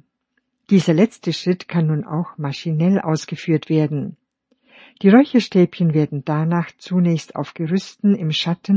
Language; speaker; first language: German; native; German